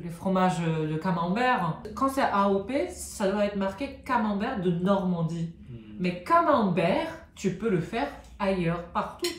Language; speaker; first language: French; non-native, fluent; Japanese